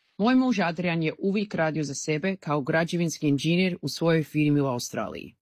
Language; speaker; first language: Croatian; early bilingual, heritage; Croatian